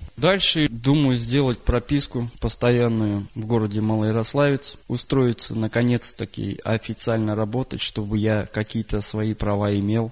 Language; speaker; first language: Russian; native; Russian